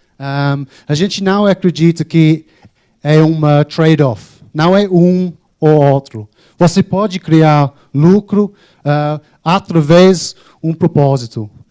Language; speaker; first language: Portuguese; non-native, fluent; English